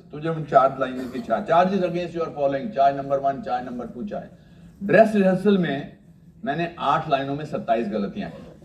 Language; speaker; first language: Hindi; native; Hindi